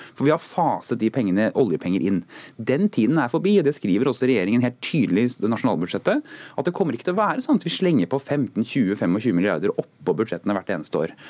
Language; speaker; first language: Norwegian; native; Norwegian